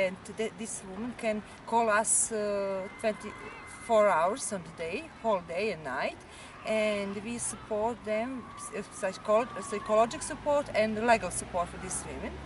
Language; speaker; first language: English; non-native, learner; Serbian